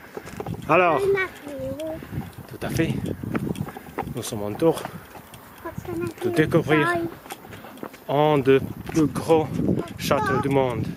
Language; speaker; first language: French; non-native, learner; Slovak